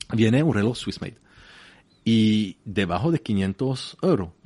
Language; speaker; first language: Spanish; non-native, fluent; French